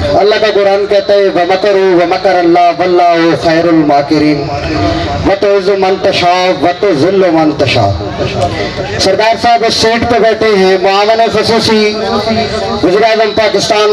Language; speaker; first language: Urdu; non-native, local second language; Punjabi